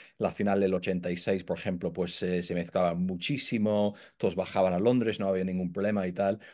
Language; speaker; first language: Spanish; non-native, fluent; English